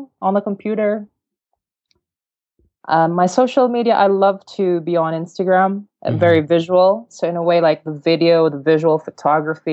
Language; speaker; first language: English; non-native, local second language; Cebuano